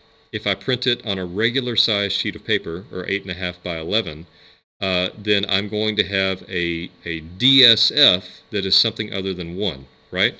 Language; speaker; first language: English; native; English